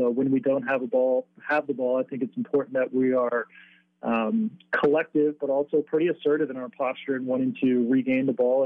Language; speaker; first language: English; native; English